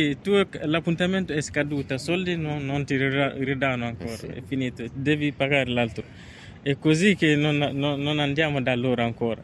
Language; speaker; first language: Italian; non-native, learner; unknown